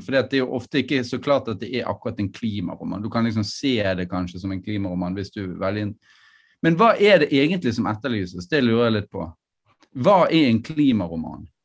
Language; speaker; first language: Norwegian; native; Norwegian